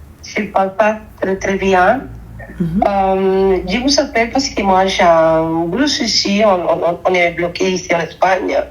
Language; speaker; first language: French; non-native, fluent; Spanish